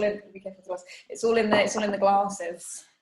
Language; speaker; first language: English; non-native, fluent; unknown